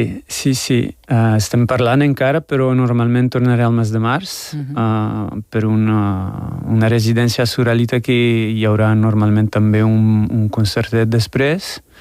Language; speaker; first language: Catalan; non-native, fluent; French